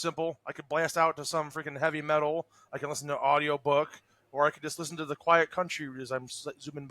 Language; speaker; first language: English; native; English